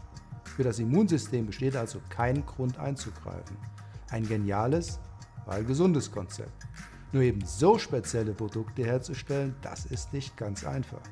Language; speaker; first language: German; native; German